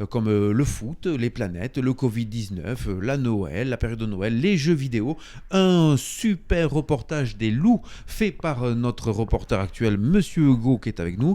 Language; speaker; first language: French; native; French